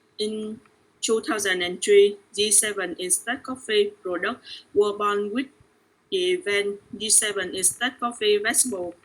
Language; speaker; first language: English; non-native, learner; Vietnamese